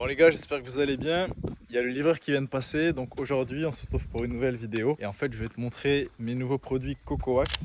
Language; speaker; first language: French; native; French